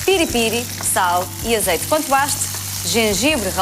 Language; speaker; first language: Portuguese; native; Portuguese